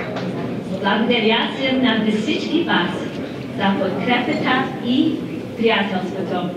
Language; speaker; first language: Bulgarian; non-native, learner; English